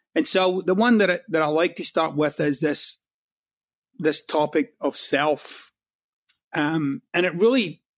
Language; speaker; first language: English; native; English